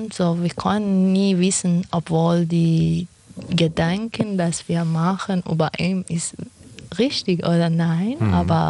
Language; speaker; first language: German; non-native, learner; Persian